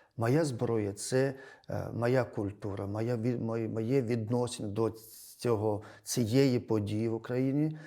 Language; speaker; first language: Ukrainian; non-native, fluent; Georgian